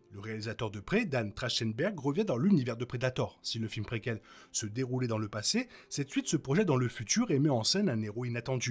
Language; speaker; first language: French; native; French